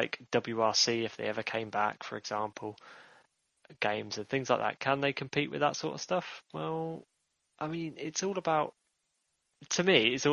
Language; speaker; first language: English; native; English